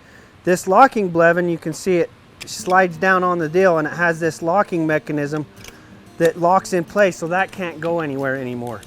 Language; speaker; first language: English; native; English